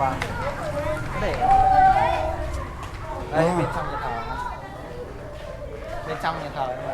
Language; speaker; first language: Vietnamese; native; Vietnamese